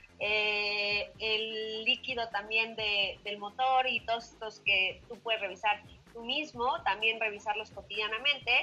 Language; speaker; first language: Spanish; native; Spanish